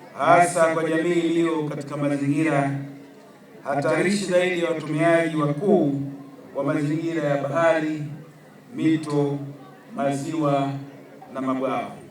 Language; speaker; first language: Swahili; native; Swahili